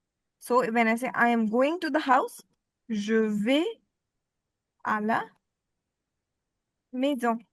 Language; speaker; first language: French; non-native, fluent; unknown